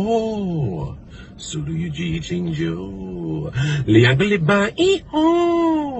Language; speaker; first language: Chinese; non-native, learner; English